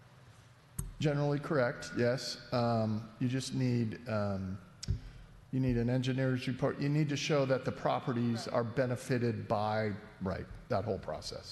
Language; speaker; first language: English; native; English